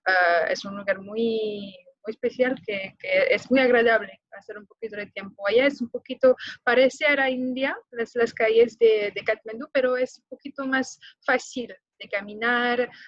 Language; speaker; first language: Spanish; non-native, fluent; French